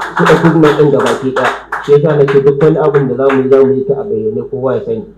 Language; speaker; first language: Hausa; native; Hausa